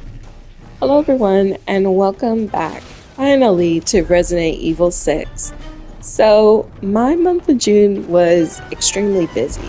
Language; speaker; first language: English; native; English